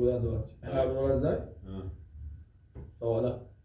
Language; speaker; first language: Arabic; native; Arabic